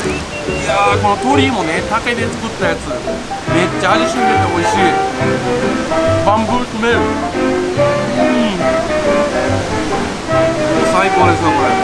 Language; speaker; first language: Japanese; native; Japanese